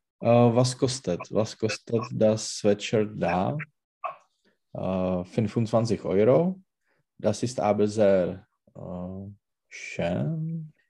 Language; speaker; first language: German; non-native, learner; Czech